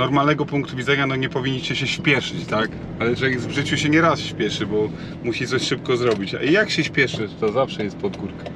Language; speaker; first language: Polish; native; Polish